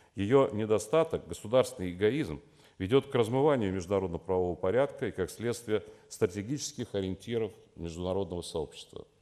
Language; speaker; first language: Russian; native; Russian